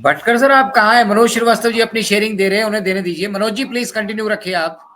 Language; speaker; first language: Hindi; native; Hindi